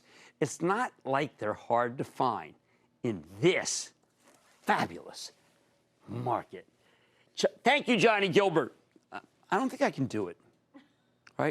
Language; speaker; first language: English; native; English